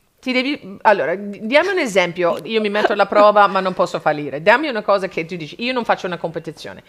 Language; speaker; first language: Italian; non-native, fluent; English